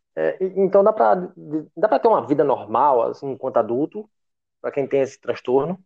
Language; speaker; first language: Portuguese; native; Portuguese